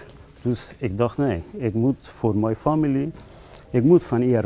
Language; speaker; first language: Dutch; non-native, learner; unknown